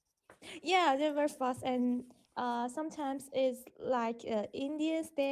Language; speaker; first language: English; non-native, learner; Chinese